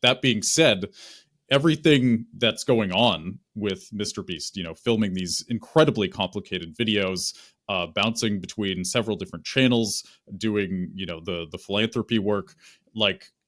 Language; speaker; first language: English; native; English